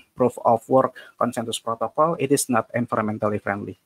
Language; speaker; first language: English; non-native, fluent; Indonesian